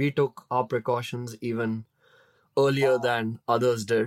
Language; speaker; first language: English; non-native, local second language; Hindi